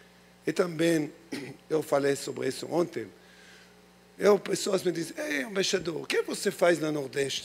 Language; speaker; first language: Portuguese; non-native, learner; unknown